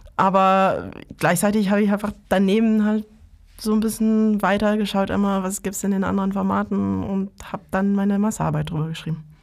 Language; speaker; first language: German; non-native, fluent; French